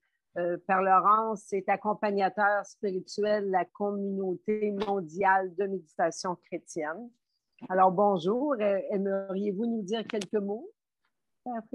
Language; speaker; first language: French; native; French